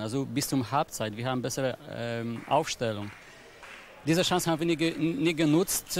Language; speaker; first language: German; non-native, fluent; Polish